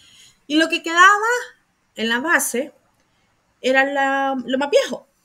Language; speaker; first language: Spanish; native; Spanish